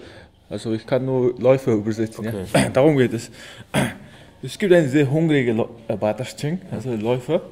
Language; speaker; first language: German; non-native, learner; Mongolian